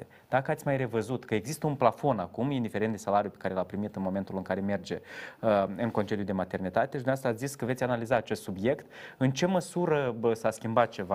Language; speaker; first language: Romanian; native; Romanian